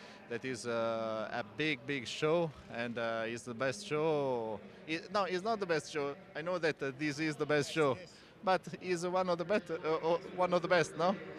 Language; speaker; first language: English; non-native, fluent; Italian